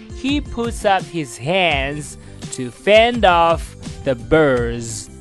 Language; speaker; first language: English; non-native, fluent; Chinese